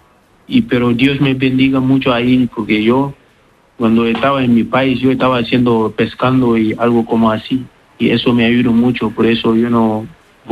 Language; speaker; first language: Spanish; non-native, learner; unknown